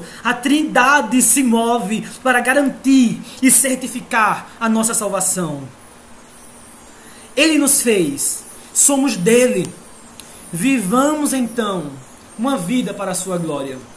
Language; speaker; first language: Portuguese; native; Portuguese